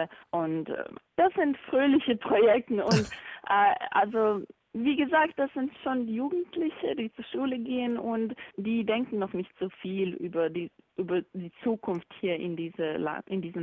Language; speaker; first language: German; non-native, fluent; Bosnian